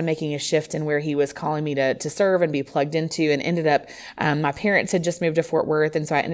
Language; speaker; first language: English; native; English